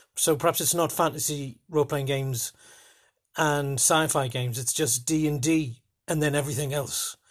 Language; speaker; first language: English; native; English